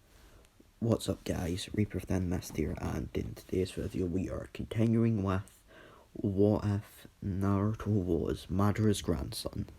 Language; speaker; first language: English; native; English